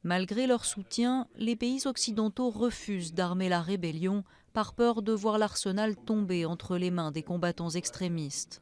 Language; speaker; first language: French; native; French